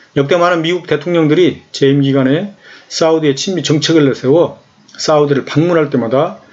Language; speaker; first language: Korean; native; Korean